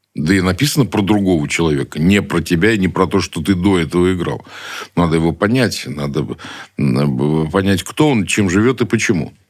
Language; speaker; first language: Russian; native; Russian